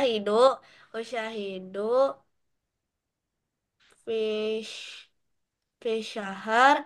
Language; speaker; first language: Arabic; non-native, learner; Indonesian